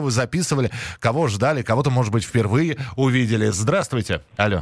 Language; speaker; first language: Russian; native; Russian